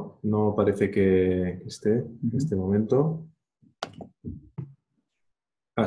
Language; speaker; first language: Spanish; native; Spanish